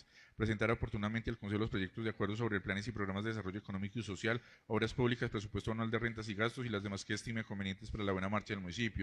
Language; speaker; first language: Spanish; native; Spanish